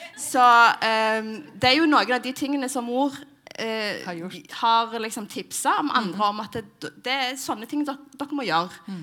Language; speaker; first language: Norwegian; early bilingual, other home language; Somali